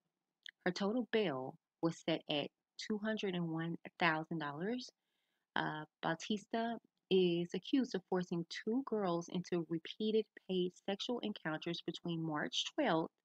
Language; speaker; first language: English; native; English